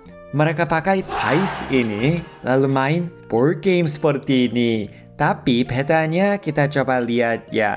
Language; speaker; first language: Indonesian; non-native, fluent; Korean